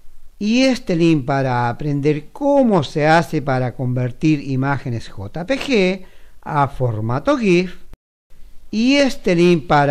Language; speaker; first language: Spanish; native; Spanish